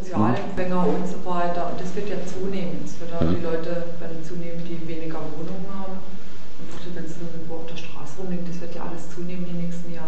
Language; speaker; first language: German; native; German